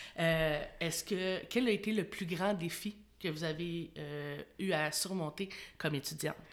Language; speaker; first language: French; native; French